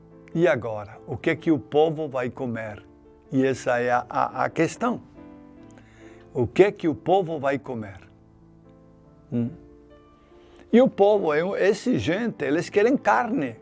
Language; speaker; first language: Portuguese; non-native, fluent; Spanish